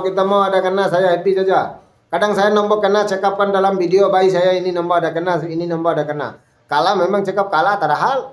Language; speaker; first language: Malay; non-native, fluent; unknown